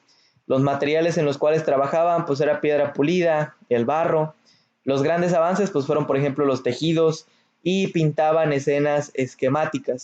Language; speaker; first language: Spanish; native; Spanish